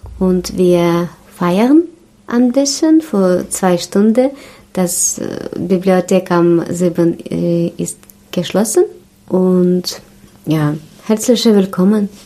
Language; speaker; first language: German; non-native, learner; Russian